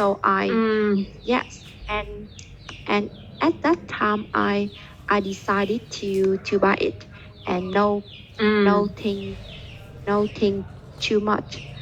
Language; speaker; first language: English; non-native, learner; Vietnamese